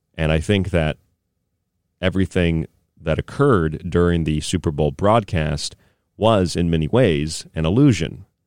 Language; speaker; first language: English; native; English